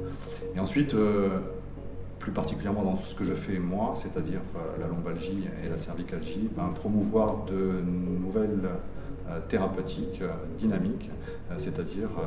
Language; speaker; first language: French; native; French